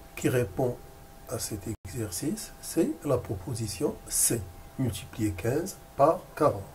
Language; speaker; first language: French; non-native, local second language; Arabic